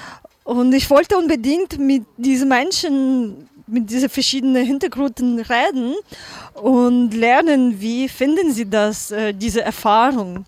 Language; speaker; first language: German; non-native, learner; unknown